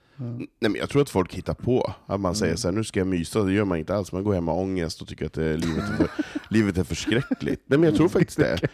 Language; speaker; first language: Swedish; native; Swedish